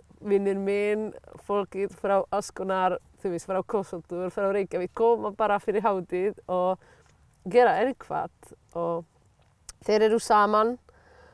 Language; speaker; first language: Icelandic; non-native, learner; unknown